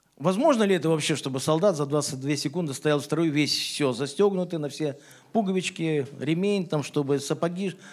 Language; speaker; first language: Russian; native; Russian